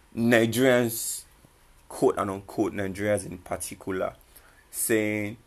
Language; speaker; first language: English; non-native, local second language; Yoruba